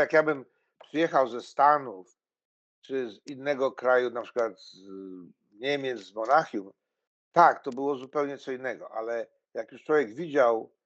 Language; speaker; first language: Polish; native; Polish